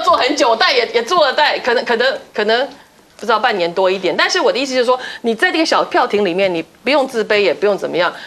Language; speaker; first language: Chinese; native; Chinese